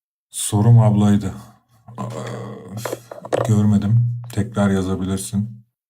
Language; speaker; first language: Turkish; native; Turkish